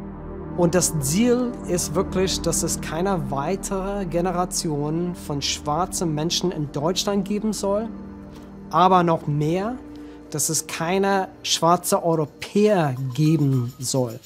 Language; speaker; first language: German; non-native, fluent; English